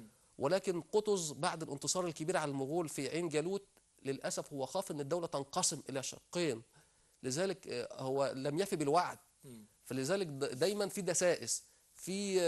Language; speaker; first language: Arabic; native; Arabic